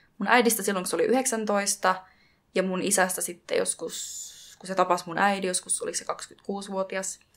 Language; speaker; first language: Finnish; native; Finnish